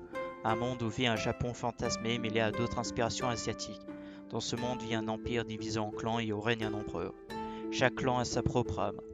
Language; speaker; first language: French; native; French